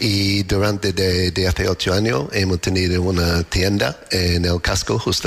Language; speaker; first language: Spanish; non-native, learner; English